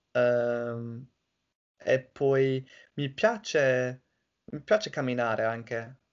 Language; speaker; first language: Italian; non-native, fluent; English